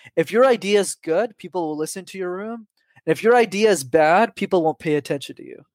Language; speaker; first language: English; native; English